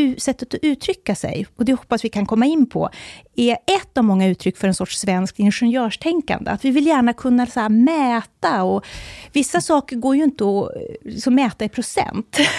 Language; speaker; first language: Swedish; native; Swedish